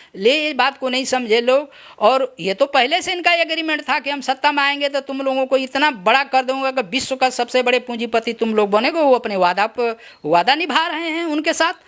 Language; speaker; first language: Hindi; native; Hindi